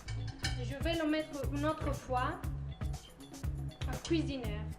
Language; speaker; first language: French; non-native, learner; Spanish